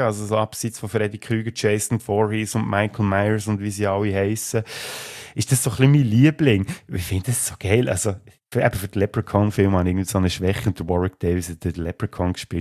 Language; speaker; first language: German; native; German